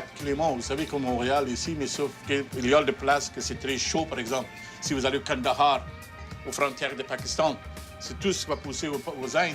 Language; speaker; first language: French; non-native, fluent; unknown